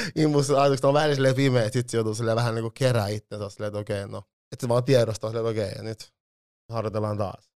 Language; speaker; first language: Finnish; early bilingual, other home language; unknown